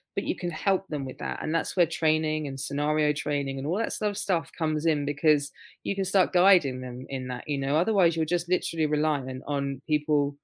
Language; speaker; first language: English; native; English